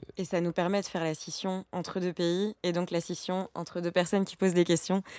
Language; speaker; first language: French; native; French